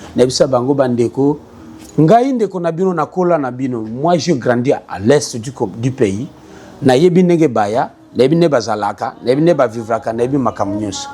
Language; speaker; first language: Lingala; non-native, local second language; Swahili